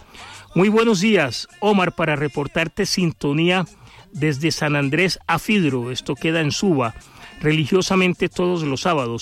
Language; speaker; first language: Spanish; native; Spanish